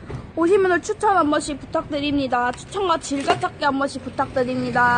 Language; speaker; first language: Korean; native; Korean